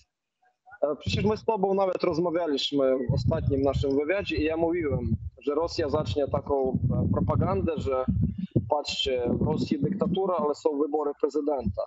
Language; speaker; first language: Polish; non-native, fluent; Ukrainian